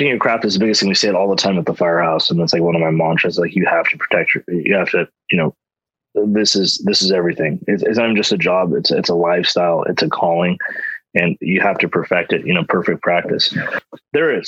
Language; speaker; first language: English; native; English